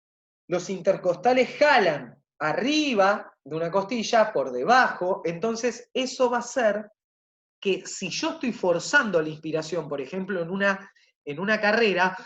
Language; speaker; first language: Spanish; native; Spanish